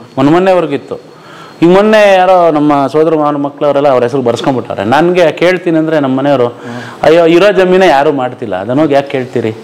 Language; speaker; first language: Kannada; non-native, local second language; Lambadi